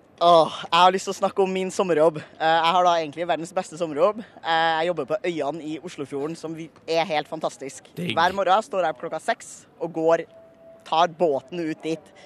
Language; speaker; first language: Norwegian; native; Norwegian